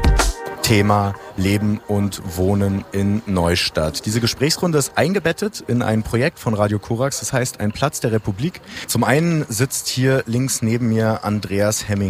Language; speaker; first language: German; native; German